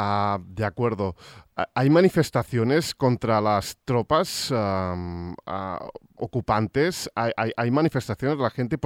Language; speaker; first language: Spanish; non-native, local second language; Catalan